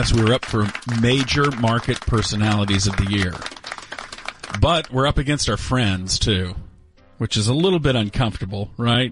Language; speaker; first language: English; native; English